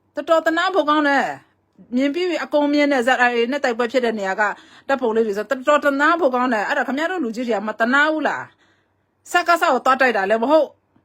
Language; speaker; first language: Burmese; non-native, local second language; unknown